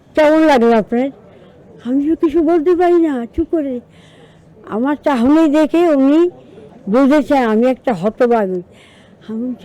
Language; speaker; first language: Bangla; native; Bangla